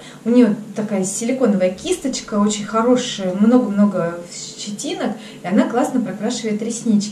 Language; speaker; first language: Russian; native; Russian